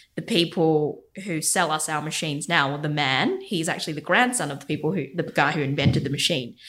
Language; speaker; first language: English; native; English